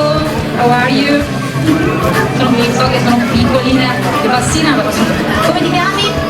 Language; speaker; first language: Italian; native; Italian